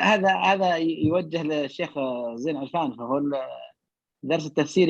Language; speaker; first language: Arabic; native; Arabic